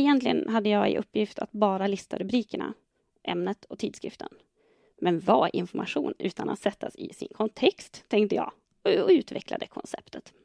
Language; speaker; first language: Swedish; native; Swedish